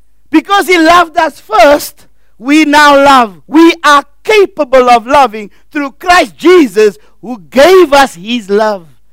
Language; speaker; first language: English; non-native, local second language; Afrikaans